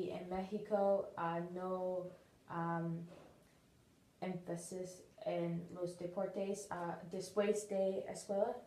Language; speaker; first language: Spanish; non-native, learner; English